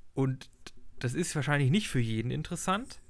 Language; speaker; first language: German; native; German